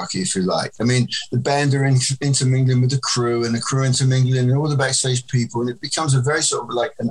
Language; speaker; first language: English; native; English